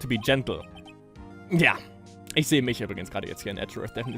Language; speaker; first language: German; native; German